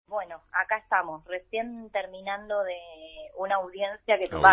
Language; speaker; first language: Spanish; native; Spanish